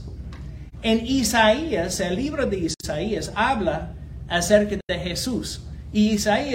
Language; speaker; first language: Spanish; non-native, fluent; English